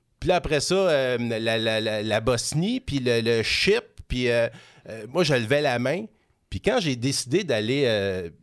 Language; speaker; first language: French; native; French